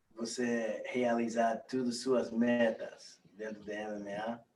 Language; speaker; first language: Portuguese; non-native, fluent; English